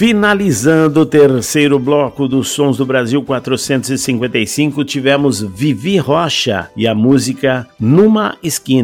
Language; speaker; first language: Portuguese; native; Portuguese